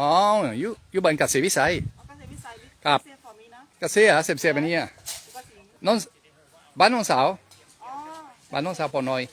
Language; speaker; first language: Thai; non-native, learner; French